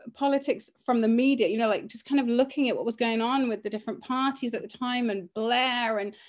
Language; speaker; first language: English; early bilingual, other home language; Greek